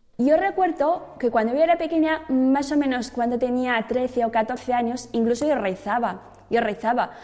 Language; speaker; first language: Spanish; non-native, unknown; Chinese